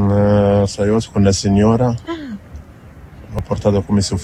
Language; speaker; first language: Italian; early bilingual, other home language; Arabic